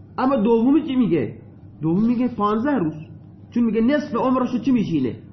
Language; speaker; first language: Persian; non-native, local second language; Baluchi